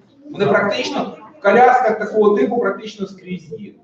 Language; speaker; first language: Ukrainian; native; Ukrainian